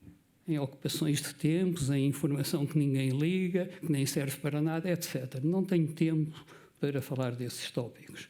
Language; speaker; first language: Portuguese; native; Portuguese